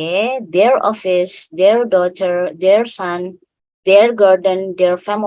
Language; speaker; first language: English; non-native, fluent; Indonesian